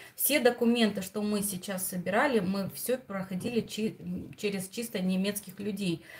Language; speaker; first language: Russian; non-native, local second language; Romanian